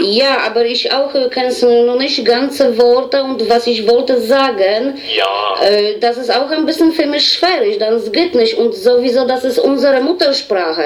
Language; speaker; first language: German; non-native, learner; Polish